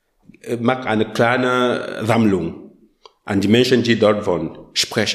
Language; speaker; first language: German; non-native, learner; French